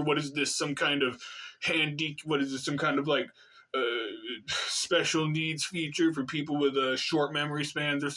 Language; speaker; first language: English; native; English